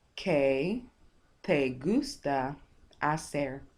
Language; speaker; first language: Spanish; non-native, fluent; English